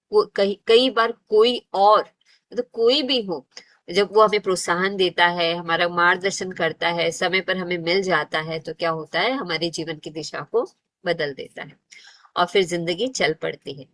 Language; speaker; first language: Hindi; native; Hindi